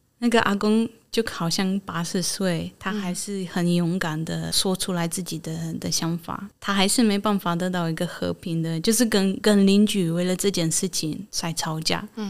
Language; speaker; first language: Chinese; non-native, fluent; Polish